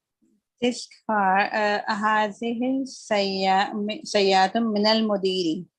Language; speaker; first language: Arabic; non-native, learner; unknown